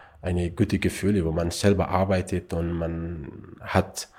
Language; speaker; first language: German; non-native, learner; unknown